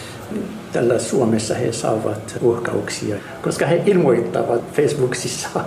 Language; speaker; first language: Finnish; non-native, fluent; Arabic